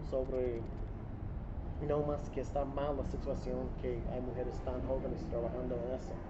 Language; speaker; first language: Spanish; non-native, fluent; English